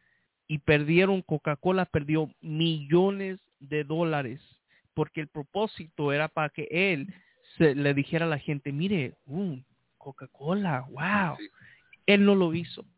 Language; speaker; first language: Spanish; early bilingual, heritage; Spanish